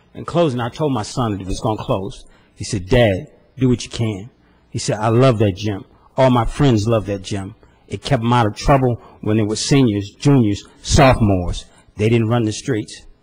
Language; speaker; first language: English; native; English